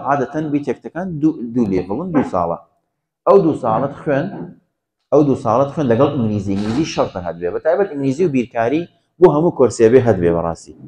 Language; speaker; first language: Central Kurdish; native; Central Kurdish